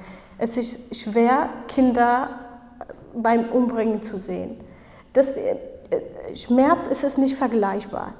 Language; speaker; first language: German; non-native, fluent; Kurdish